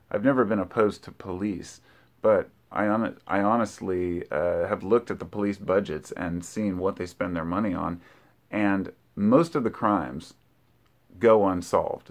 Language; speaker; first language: English; native; English